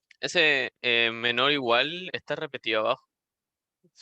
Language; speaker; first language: Spanish; native; Spanish